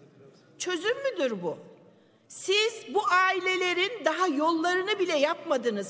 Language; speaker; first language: Turkish; native; Turkish